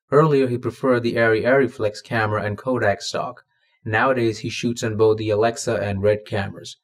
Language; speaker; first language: English; non-native, local second language; Malayalam